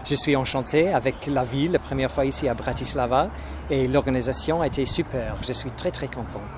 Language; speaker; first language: French; non-native, fluent; English